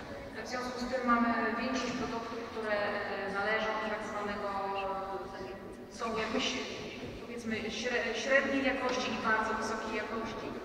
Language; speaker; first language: Polish; native; Polish